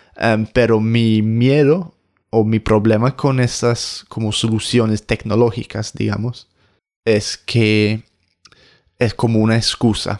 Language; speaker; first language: Spanish; non-native, fluent; English